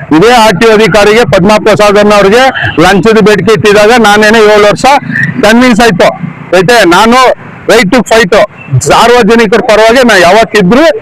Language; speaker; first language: Kannada; native; Kannada